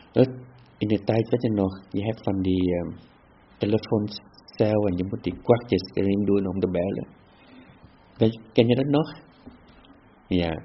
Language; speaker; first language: Dutch; non-native, fluent; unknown